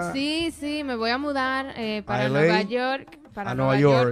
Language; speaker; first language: Spanish; early bilingual, heritage; Spanish